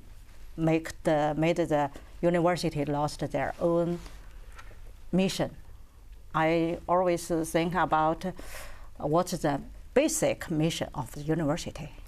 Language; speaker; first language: English; non-native, learner; Chinese